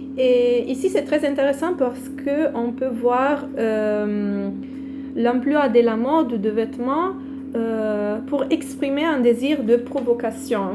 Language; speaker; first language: French; non-native, fluent; Italian